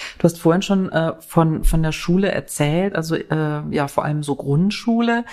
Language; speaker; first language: German; native; German